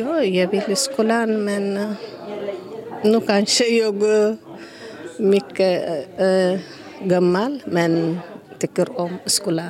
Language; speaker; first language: Swedish; non-native, learner; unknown